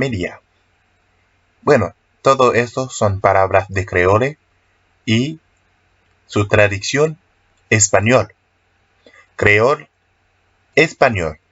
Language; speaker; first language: Spanish; non-native, learner; Haitian Creole